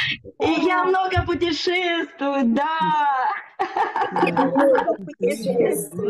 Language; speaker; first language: Russian; native; Russian